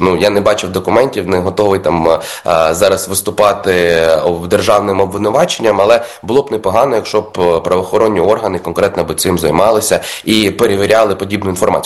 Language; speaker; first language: Ukrainian; native; Ukrainian